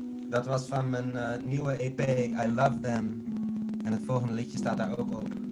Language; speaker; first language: Dutch; native; Dutch